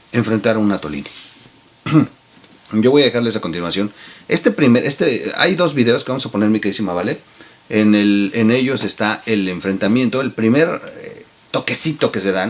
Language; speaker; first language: Spanish; native; Spanish